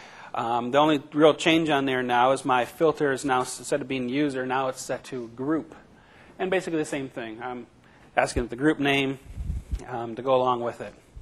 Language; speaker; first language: English; native; English